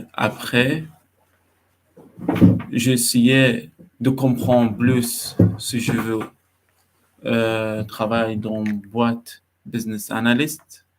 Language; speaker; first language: French; non-native, learner; Arabic